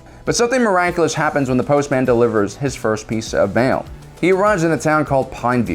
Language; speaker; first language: English; native; English